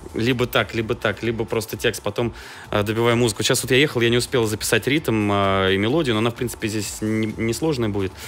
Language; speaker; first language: Russian; native; Russian